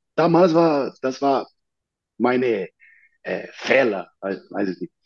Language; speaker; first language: German; non-native, fluent; Portuguese